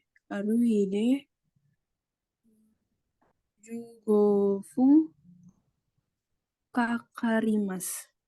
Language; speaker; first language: Japanese; non-native, learner; Indonesian